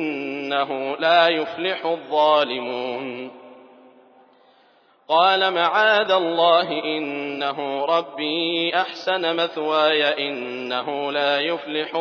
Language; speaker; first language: Arabic; native; Arabic